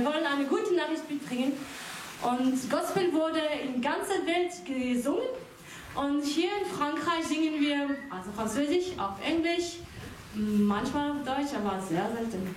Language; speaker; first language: German; non-native, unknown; French